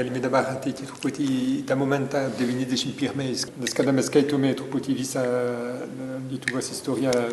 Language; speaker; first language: Lithuanian; non-native, learner; French